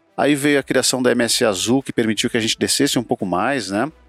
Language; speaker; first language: Portuguese; native; Portuguese